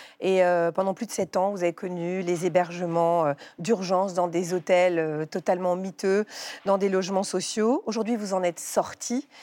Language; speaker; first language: French; native; French